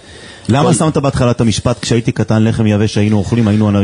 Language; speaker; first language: Hebrew; native; Hebrew